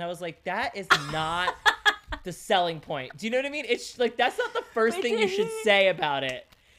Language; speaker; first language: English; early bilingual, other home language; Greek